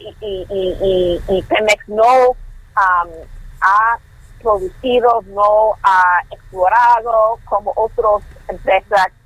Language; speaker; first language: Spanish; non-native, fluent; English